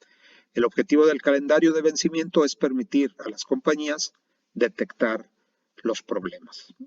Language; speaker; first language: Spanish; native; Spanish